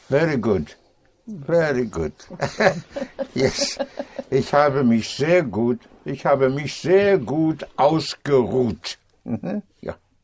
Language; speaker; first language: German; non-native, fluent; English